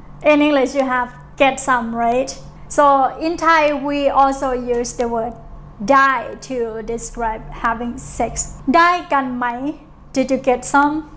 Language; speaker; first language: English; non-native, fluent; Thai